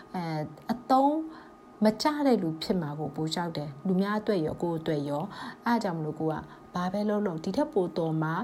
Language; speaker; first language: Burmese; non-native, local second language; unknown